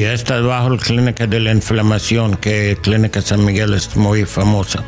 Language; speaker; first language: Spanish; non-native, learner; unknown